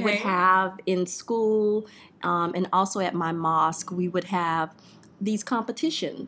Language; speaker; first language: English; native; English